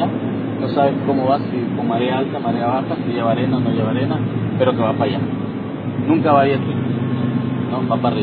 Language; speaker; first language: Spanish; native; Spanish